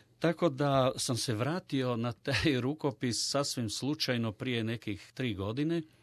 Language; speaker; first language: Croatian; native; Croatian